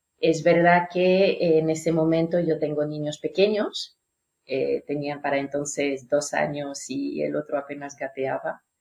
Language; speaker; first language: Spanish; non-native, fluent; French